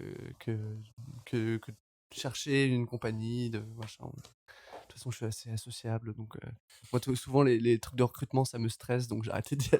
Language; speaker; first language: French; native; French